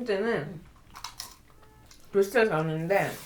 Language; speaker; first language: Korean; non-native, fluent; Indonesian